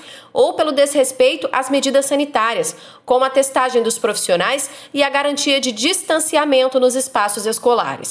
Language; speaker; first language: Portuguese; native; Portuguese